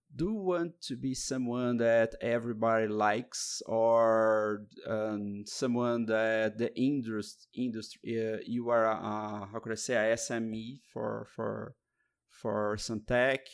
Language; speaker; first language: English; non-native, fluent; Portuguese